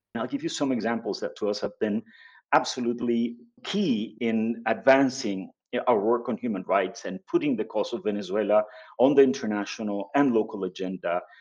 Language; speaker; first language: English; non-native, fluent; Spanish